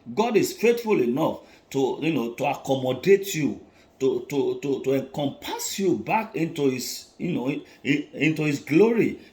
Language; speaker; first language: English; non-native, local second language; Yoruba